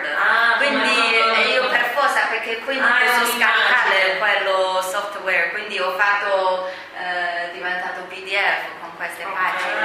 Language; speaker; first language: Italian; non-native, fluent; Chinese